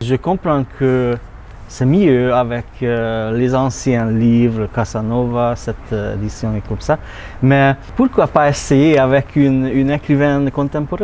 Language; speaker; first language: French; non-native, learner; Hungarian